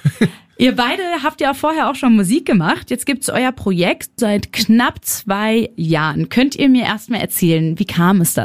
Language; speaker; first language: German; native; German